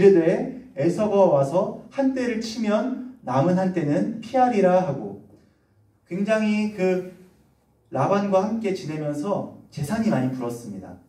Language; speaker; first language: Korean; native; Korean